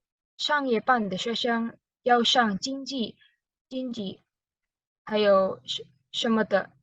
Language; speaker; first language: Chinese; non-native, learner; Indonesian